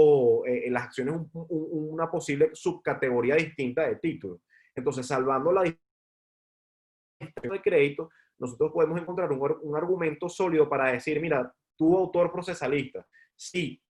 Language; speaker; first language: Spanish; native; Spanish